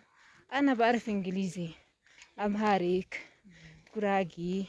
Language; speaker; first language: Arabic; non-native, learner; Amharic